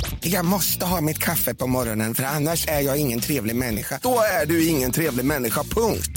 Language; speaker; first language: Swedish; native; Swedish